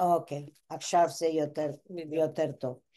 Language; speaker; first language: Hebrew; non-native, fluent; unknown